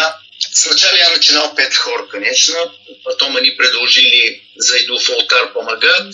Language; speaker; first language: Russian; non-native, learner; Bulgarian